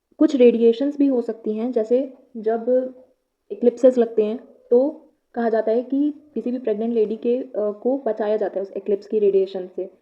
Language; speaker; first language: Hindi; native; Hindi